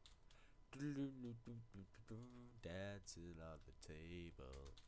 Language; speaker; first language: English; native; English